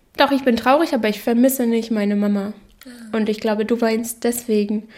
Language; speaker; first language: German; non-native, local second language; Danish